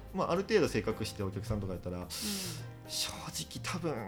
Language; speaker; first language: Japanese; native; Japanese